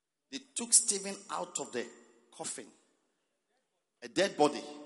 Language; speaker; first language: English; non-native, local second language; Akan